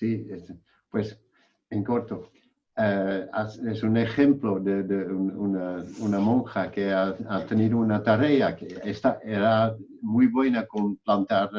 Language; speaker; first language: Spanish; non-native, fluent; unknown